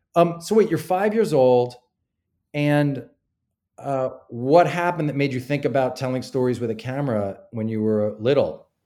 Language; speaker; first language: English; native; English